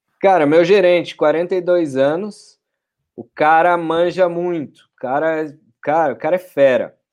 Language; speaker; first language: Portuguese; native; Portuguese